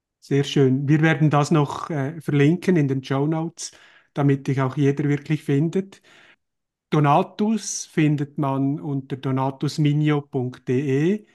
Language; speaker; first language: German; native; German